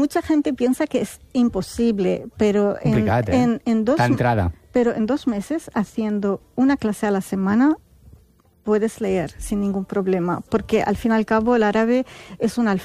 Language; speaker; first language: Spanish; non-native, fluent; Arabic